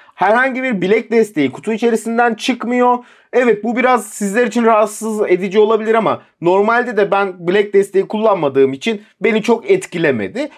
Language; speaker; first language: Turkish; native; Turkish